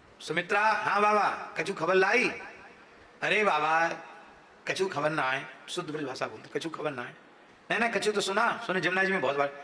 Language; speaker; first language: Hindi; native; Hindi